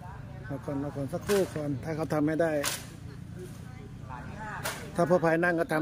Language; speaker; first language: Thai; native; Thai